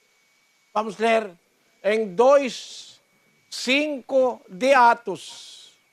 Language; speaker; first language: Portuguese; non-native, learner; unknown